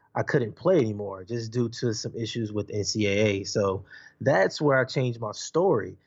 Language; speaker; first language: English; native; English